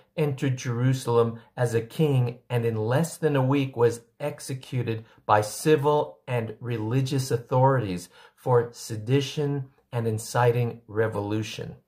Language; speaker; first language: English; early bilingual, other home language; Spanish